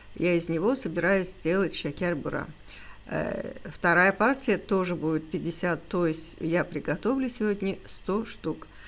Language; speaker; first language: Russian; non-native, local second language; Azerbaijani